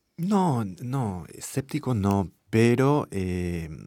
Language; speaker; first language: Spanish; non-native, fluent; French